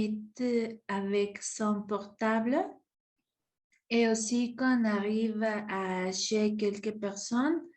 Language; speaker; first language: French; non-native, learner; Spanish